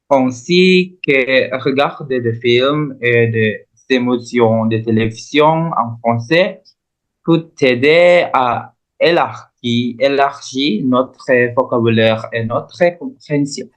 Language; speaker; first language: French; non-native, learner; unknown